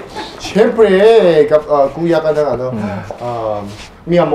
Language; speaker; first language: Filipino; non-native, fluent; Korean